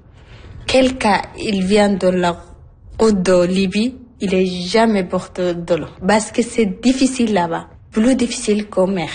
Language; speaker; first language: French; non-native, learner; Arabic